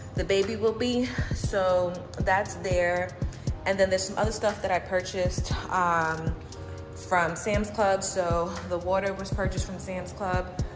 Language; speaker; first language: English; native; English